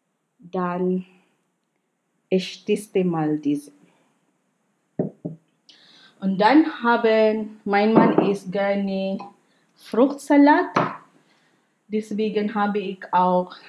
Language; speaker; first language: German; non-native, learner; Filipino